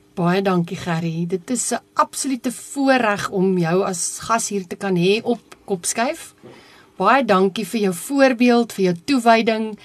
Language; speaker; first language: Afrikaans; native; Afrikaans